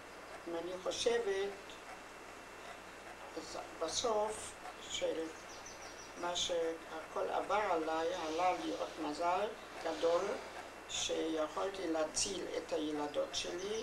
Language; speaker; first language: Hebrew; non-native, fluent; German